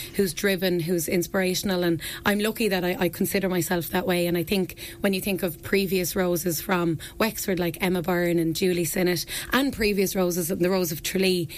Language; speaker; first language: English; native; English